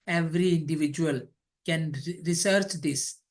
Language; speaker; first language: English; non-native, local second language; Hindi